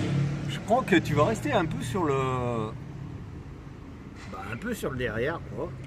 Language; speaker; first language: French; native; French